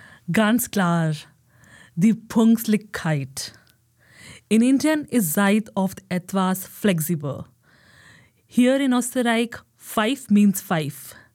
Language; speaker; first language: German; non-native, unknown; Hindi